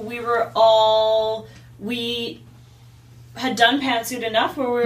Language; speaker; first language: English; native; English